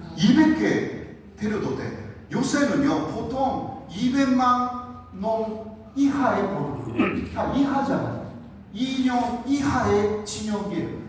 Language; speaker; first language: Korean; non-native, fluent; Japanese